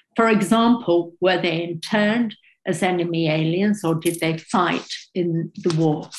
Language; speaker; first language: English; native; English